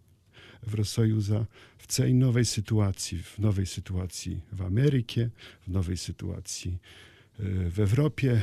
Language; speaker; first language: Ukrainian; non-native, learner; Polish